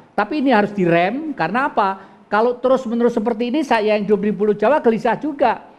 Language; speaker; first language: Indonesian; non-native, local second language; Javanese